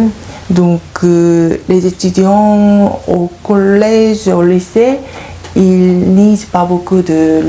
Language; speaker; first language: French; non-native, learner; Korean